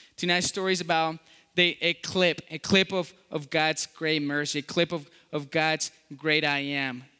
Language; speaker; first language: English; non-native, fluent; Spanish